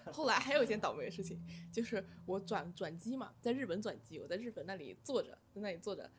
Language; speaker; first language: Chinese; native; Chinese